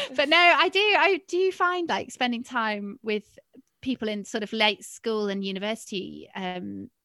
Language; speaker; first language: English; native; English